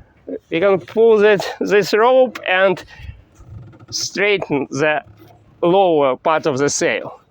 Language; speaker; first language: English; non-native, fluent; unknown